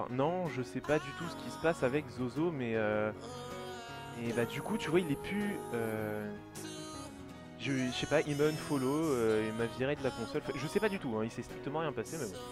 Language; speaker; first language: French; native; French